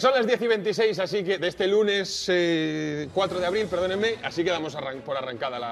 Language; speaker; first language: Spanish; native; Spanish